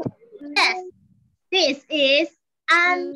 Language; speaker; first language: English; non-native, learner; Chinese